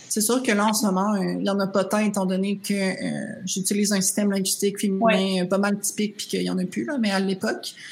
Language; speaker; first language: French; native; French